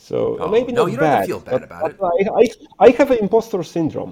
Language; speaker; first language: English; non-native, fluent; Polish